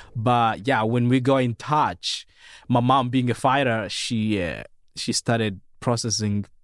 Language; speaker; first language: English; non-native, fluent; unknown